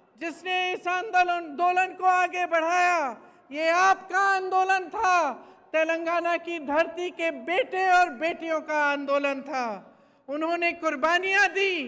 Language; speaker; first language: Hindi; native; Hindi